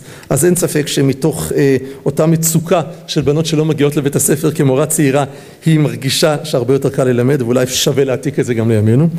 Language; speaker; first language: Hebrew; native; Hebrew